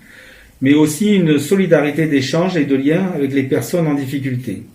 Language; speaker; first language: French; native; French